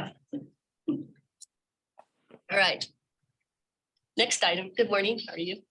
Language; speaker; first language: English; native; English